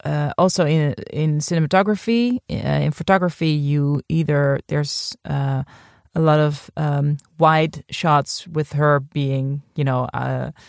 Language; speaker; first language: English; non-native, fluent; Dutch